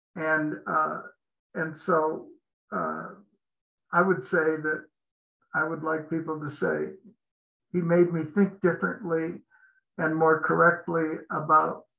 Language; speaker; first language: English; native; English